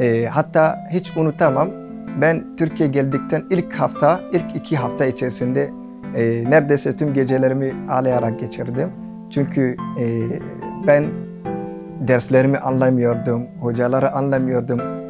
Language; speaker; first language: Turkish; non-native, fluent; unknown